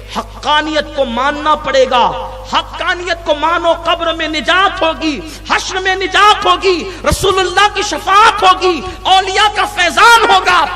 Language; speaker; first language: Urdu; native; Urdu